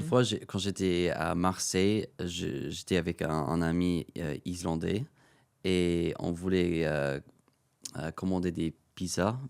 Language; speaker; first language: French; non-native, fluent; English